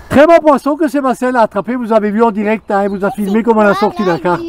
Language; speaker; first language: French; native; French